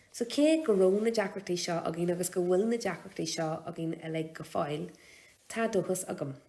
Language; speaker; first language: Irish; non-native, local second language; English